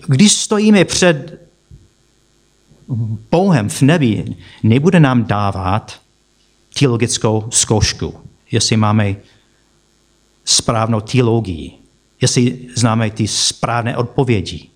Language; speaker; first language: Czech; non-native, fluent; English